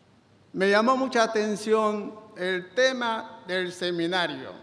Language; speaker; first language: Spanish; non-native, fluent; Chinese